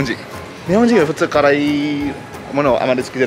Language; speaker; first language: Japanese; non-native, fluent; Indonesian